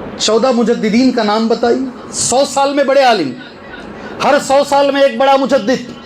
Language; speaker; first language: Urdu; native; Urdu